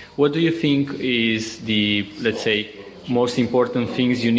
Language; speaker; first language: English; non-native, fluent; Romanian